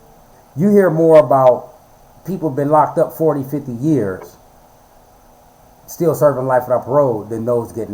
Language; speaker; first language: English; native; English